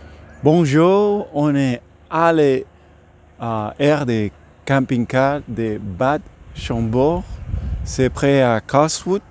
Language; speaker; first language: French; non-native, learner; English